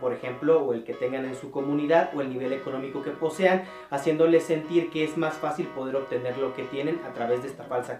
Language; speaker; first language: Spanish; native; Spanish